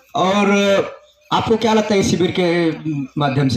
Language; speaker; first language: Hindi; non-native, local second language; Marathi